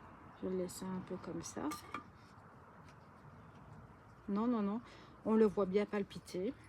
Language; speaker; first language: French; native; French